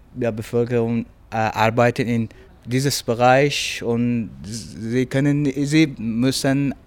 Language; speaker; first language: German; non-native, learner; Persian